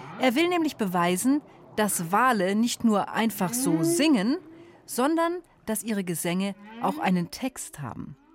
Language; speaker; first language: German; native; German